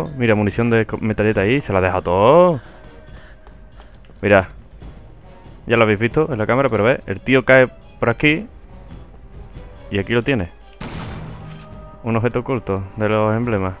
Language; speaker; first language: Spanish; native; Spanish